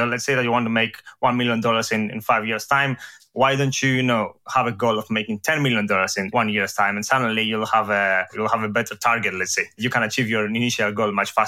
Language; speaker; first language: English; non-native, fluent; Greek